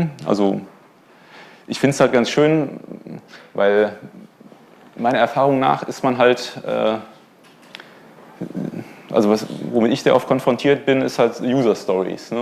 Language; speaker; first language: German; native; German